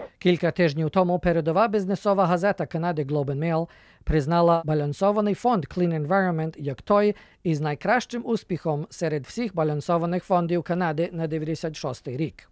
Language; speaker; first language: Ukrainian; early bilingual, heritage; Ukrainian